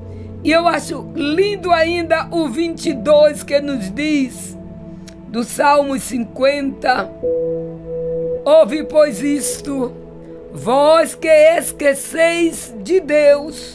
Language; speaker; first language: Portuguese; native; Portuguese